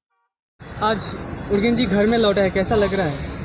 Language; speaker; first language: Hindi; non-native, local second language; Nepali